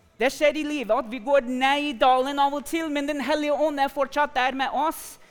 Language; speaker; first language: Norwegian; non-native, fluent; English